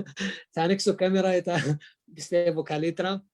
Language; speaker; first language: Greek; non-native, learner; Arabic